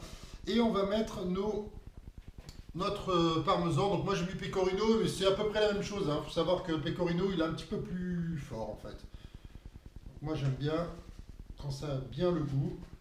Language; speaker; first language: French; native; French